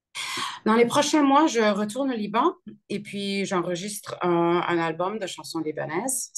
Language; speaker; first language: French; early bilingual, other home language; Arabic